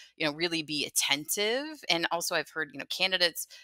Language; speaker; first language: English; native; English